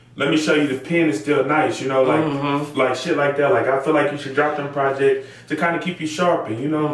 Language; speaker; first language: English; native; English